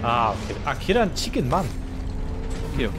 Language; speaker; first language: Korean; non-native, learner; German